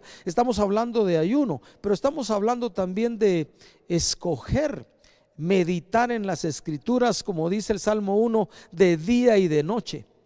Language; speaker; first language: Spanish; native; Spanish